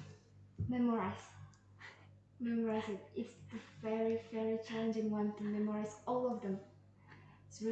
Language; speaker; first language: English; non-native, learner; Indonesian